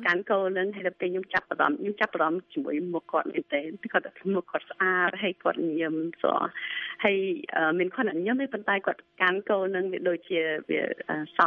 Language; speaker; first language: Khmer; early bilingual, heritage; Khmer